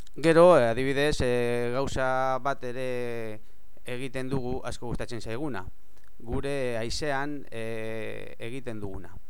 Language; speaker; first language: Basque; non-native, learner; Spanish